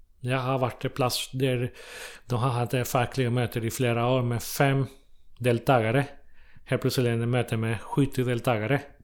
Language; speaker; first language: Swedish; non-native, fluent; Spanish